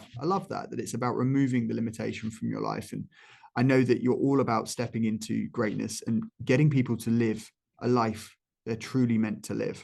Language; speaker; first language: English; native; English